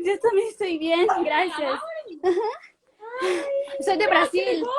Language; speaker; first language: Spanish; non-native, learner; Portuguese